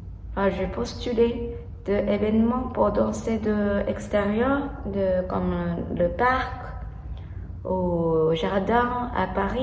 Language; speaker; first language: French; non-native, learner; Japanese